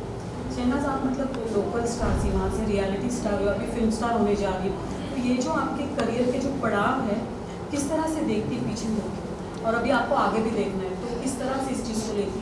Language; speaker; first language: Hindi; native; Hindi